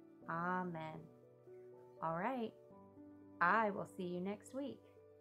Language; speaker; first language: English; native; English